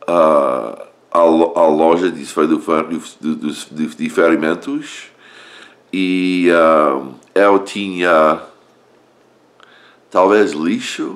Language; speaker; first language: Portuguese; non-native, learner; English